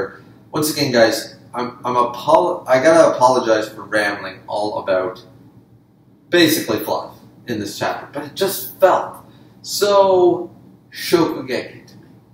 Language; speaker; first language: English; native; English